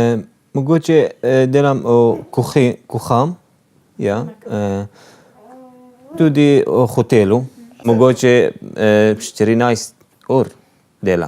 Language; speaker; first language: Slovenian; non-native, learner; Arabic